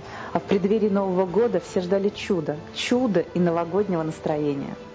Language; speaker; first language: Russian; native; Russian